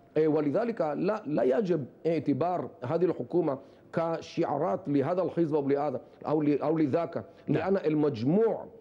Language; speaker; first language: Arabic; non-native, fluent; Hebrew